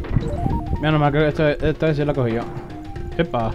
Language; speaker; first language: Spanish; native; Spanish